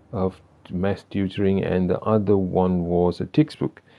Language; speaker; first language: English; non-native, local second language; Afrikaans